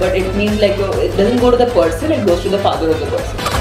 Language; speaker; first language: English; non-native, local second language; Sindhi